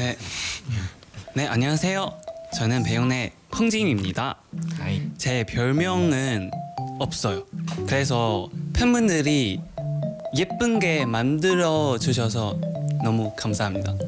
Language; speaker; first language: Korean; non-native, learner; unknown